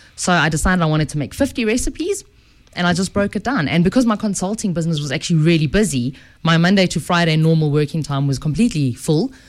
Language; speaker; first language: English; native; English